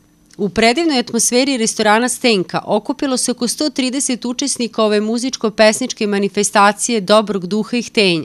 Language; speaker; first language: Serbian; native; Serbian